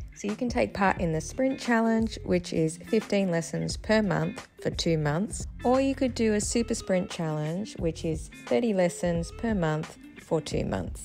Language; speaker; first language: English; native; English